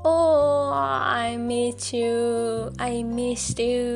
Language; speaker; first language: English; non-native, learner; Indonesian